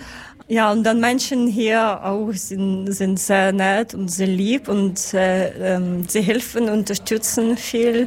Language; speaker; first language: German; non-native, learner; Ukrainian